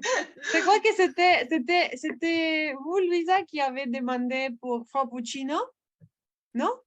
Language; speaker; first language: French; non-native, learner; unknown